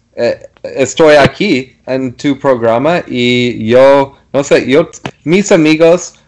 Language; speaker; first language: Spanish; non-native, learner; English